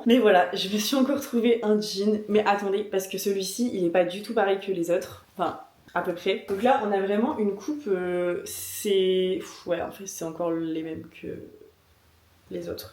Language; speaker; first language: French; native; French